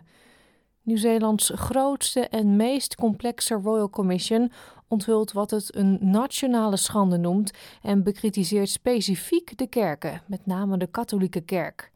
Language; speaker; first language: Dutch; native; Dutch